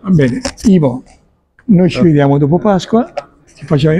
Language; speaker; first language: Italian; native; Italian